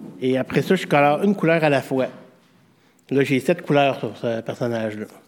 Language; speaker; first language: French; native; French